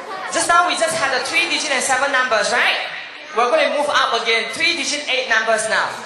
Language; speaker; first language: English; non-native, local second language; Chinese